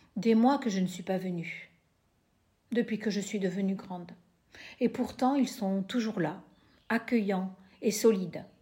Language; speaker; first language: French; native; French